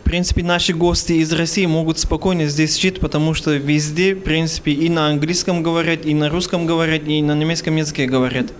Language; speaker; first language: Russian; non-native, fluent; Turkish